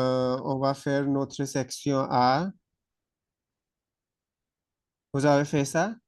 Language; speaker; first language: French; non-native, fluent; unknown